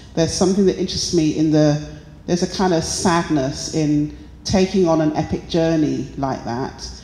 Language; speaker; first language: English; native; English